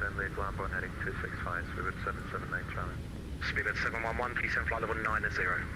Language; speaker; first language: English; native; English